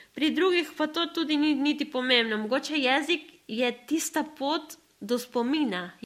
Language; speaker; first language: Slovenian; early bilingual, other home language; Spanish